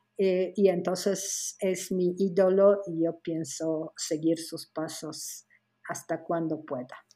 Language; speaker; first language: Spanish; non-native, fluent; Polish